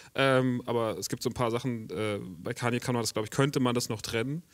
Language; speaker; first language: German; native; German